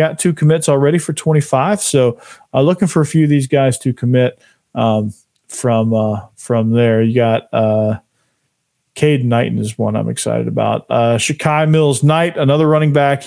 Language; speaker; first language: English; native; English